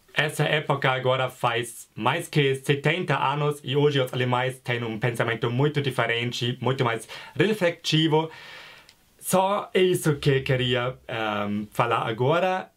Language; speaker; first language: Portuguese; non-native, fluent; German